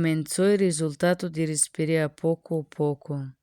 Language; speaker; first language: Spanish; non-native, learner; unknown